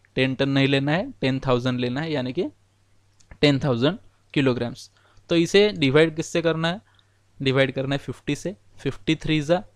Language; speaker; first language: Hindi; non-native, local second language; Marathi